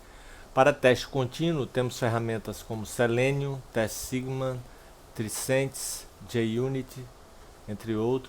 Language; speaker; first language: Portuguese; native; Portuguese